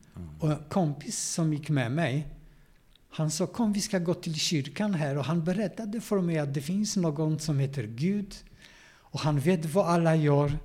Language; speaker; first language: Swedish; non-native, fluent; Polish